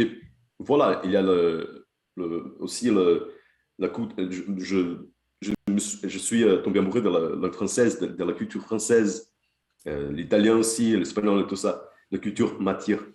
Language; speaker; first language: French; non-native, fluent; Portuguese